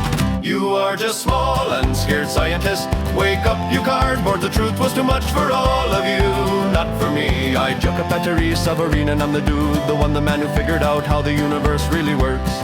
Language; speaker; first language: English; non-native, fluent; Finnish